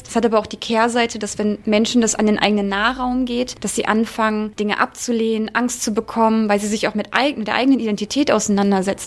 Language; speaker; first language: German; native; German